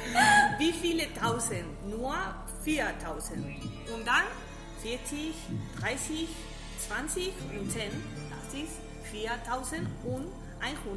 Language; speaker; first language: German; non-native, learner; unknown